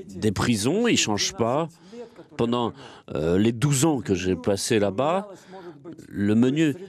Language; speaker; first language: French; non-native, fluent; Russian